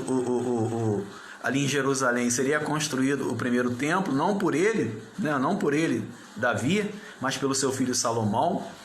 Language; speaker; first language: Portuguese; native; Portuguese